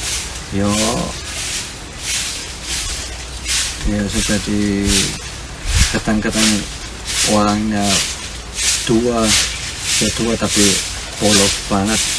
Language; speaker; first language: Indonesian; non-native, fluent; German